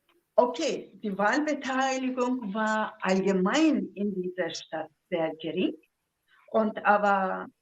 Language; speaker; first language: German; non-native, fluent; Zaza